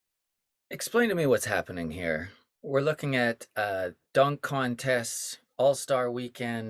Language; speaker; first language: English; native; English